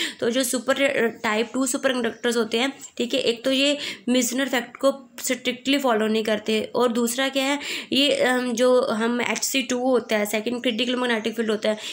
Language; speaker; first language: Hindi; non-native, local second language; Punjabi